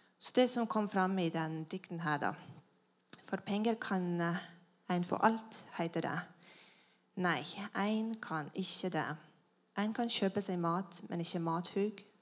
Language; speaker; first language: Norwegian; non-native, fluent; Estonian